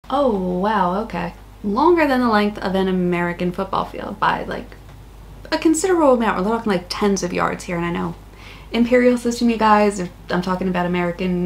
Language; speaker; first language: English; native; English